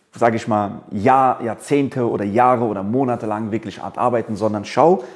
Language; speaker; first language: German; early bilingual, other home language; Persian